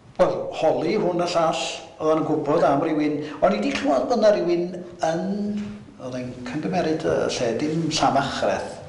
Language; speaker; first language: Welsh; native; Welsh